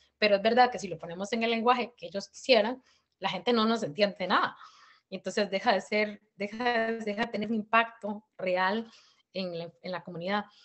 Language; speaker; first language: Spanish; native; Spanish